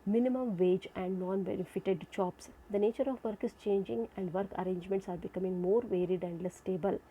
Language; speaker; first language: English; non-native, local second language; Kannada